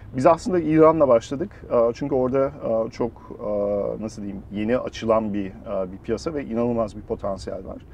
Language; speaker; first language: Turkish; early bilingual, heritage; Turkish